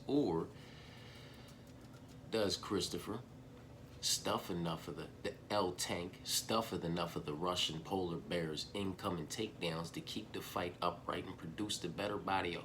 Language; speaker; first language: English; native; English